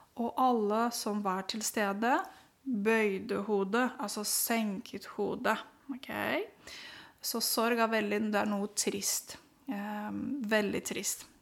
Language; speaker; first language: Norwegian; non-native, fluent; Romanian